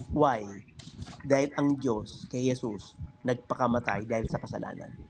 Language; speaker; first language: Filipino; native; Filipino